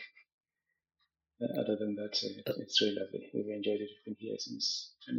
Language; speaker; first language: English; non-native, local second language; Swati